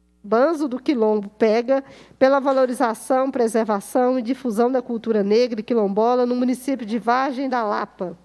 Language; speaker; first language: Portuguese; native; Portuguese